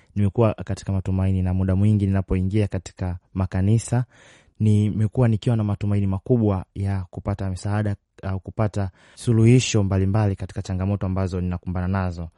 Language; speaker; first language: Swahili; native; Swahili